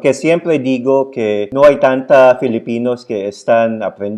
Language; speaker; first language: Spanish; non-native, fluent; Filipino